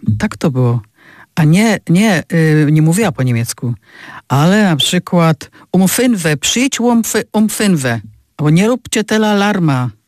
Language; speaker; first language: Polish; native; Polish